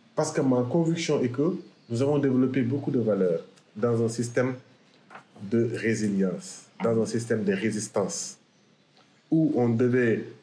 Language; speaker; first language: French; non-native, local second language; Wolof